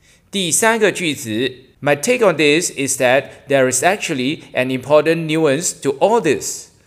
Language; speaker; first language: English; non-native, local second language; Chinese